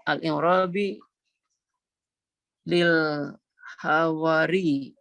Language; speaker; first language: Arabic; non-native, learner; Indonesian